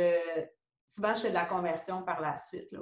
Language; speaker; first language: French; native; French